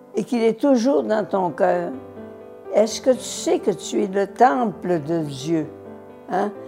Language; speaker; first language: French; native; French